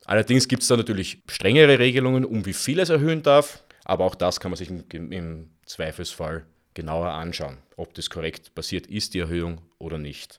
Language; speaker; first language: German; native; German